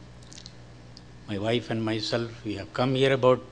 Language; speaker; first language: English; non-native, local second language; Malayalam